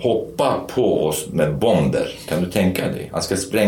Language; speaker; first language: Swedish; non-native, fluent; Kurdish